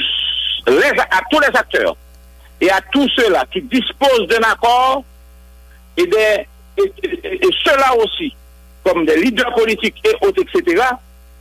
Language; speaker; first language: French; non-native, local second language; Haitian Creole